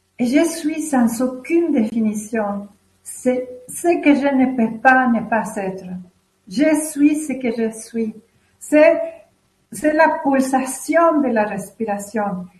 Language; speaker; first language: French; non-native, fluent; Spanish